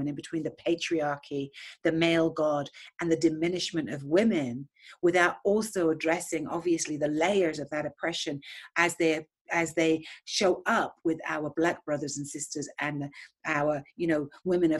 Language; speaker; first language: English; native; English